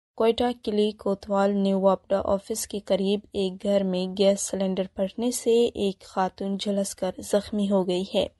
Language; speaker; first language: Urdu; non-native, local second language; Baluchi